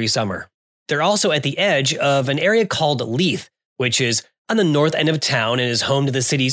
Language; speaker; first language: English; native; English